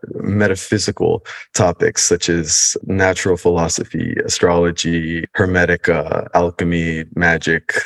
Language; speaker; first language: English; early bilingual, other home language; Spanish